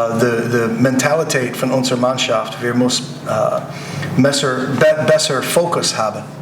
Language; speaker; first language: German; non-native, learner; English